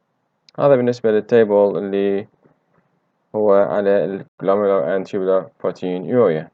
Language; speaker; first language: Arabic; native; Arabic